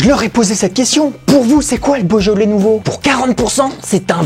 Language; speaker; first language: French; native; French